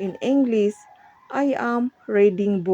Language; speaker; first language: English; non-native, local second language; Filipino